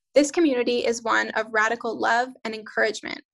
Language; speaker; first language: English; native; English